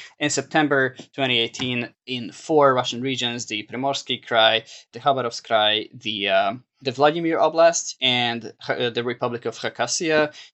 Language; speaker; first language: English; non-native, fluent; Hungarian